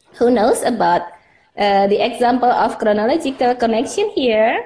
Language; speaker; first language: English; non-native, fluent; Indonesian